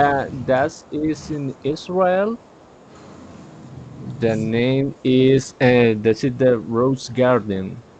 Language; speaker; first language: English; non-native, learner; Spanish